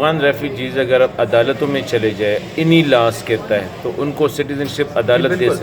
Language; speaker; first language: Urdu; non-native, local second language; Pashto